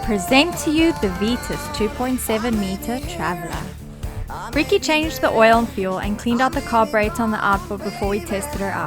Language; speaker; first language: English; native; English